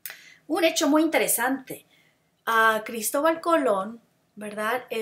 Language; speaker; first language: Spanish; non-native, fluent; English